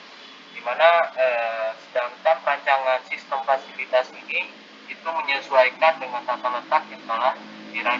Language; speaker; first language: Indonesian; native; Indonesian